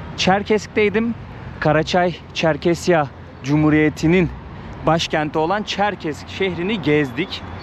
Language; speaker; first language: Turkish; native; Turkish